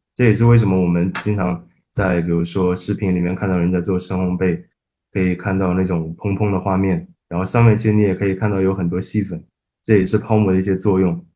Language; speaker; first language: Chinese; non-native, fluent; Japanese